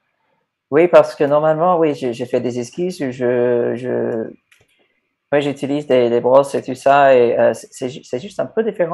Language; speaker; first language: French; non-native, fluent; English